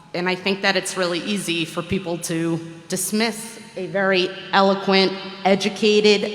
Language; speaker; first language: English; native; English